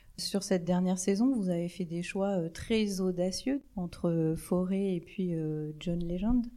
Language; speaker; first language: French; native; French